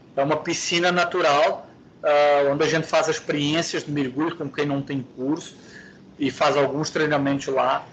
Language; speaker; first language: Portuguese; native; Portuguese